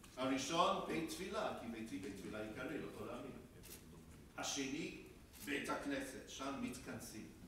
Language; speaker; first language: Hebrew; non-native, fluent; English